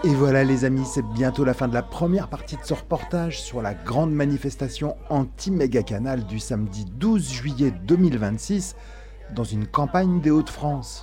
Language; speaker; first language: French; native; French